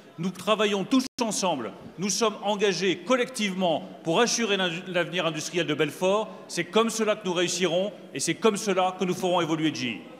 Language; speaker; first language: French; native; French